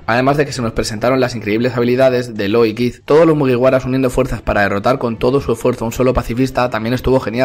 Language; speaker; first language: Spanish; native; Spanish